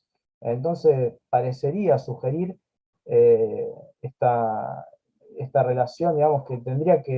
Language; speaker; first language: Spanish; native; Spanish